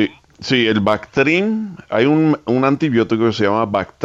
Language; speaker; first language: Spanish; early bilingual, heritage; Spanish